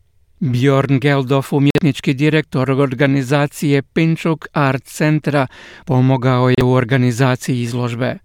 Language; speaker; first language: Croatian; native; Croatian